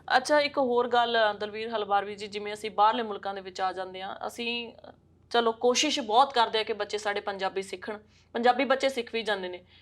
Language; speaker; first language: Punjabi; native; Punjabi